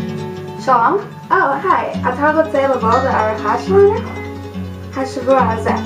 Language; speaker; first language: Hebrew; non-native, learner; English